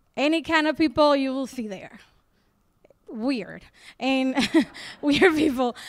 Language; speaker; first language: English; non-native, fluent; Spanish